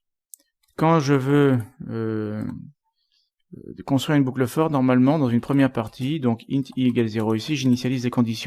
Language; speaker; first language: French; native; French